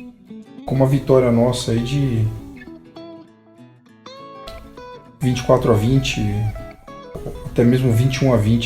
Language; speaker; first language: Portuguese; native; Portuguese